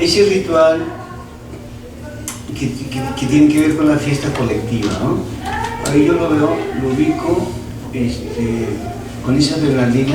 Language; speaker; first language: Spanish; native; Spanish